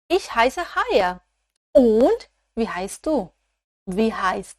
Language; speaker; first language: German; non-native, fluent; Portuguese